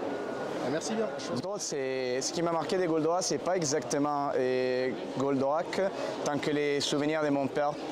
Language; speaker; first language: French; non-native, fluent; Italian